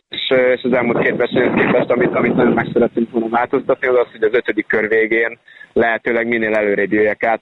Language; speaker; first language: Hungarian; native; Hungarian